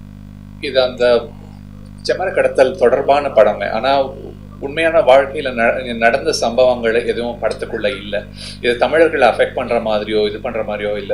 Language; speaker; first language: Tamil; native; Tamil